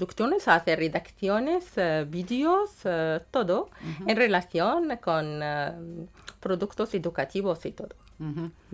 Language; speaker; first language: Spanish; non-native, fluent; Arabic